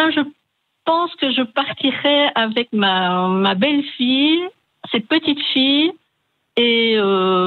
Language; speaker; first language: French; native; French